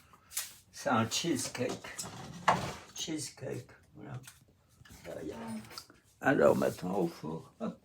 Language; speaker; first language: French; non-native, fluent; Russian